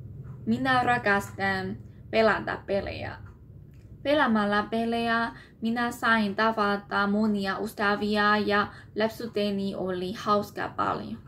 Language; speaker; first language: Finnish; non-native, learner; Burmese